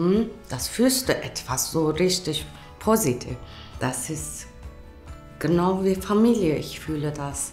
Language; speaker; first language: German; non-native, learner; Turkish